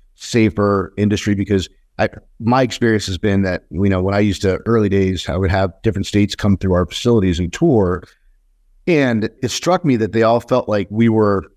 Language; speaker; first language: English; native; English